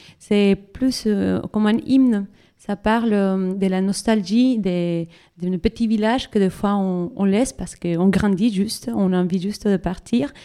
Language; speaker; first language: French; non-native, fluent; Spanish